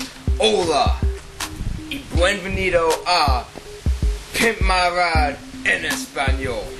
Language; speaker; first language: Spanish; non-native, learner; English